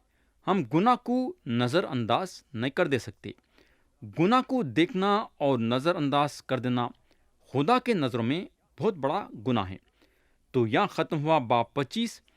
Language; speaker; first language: Urdu; native; Urdu